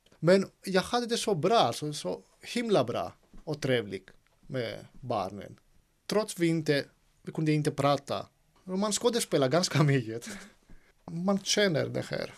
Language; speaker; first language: Swedish; non-native, fluent; Greek